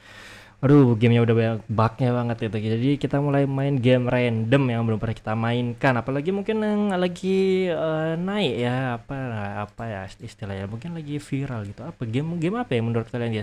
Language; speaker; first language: Indonesian; native; Indonesian